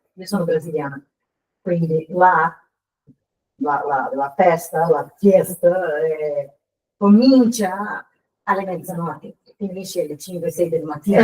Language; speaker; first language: Italian; non-native, fluent; Portuguese